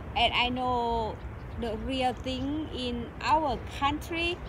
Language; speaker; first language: English; non-native, learner; Thai